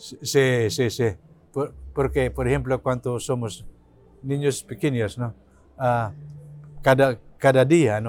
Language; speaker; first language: Spanish; non-native, learner; Cebuano